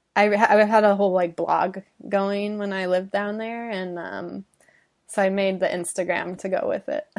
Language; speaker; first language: English; native; English